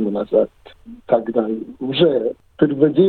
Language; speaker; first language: Russian; non-native, fluent; English